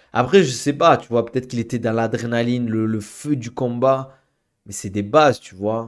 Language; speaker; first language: French; native; French